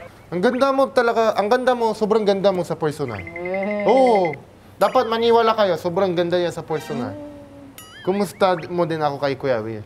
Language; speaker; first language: Filipino; non-native, fluent; Korean